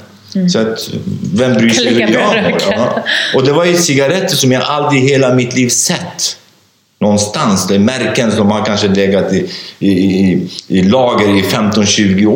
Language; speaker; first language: Swedish; non-native, fluent; Kurdish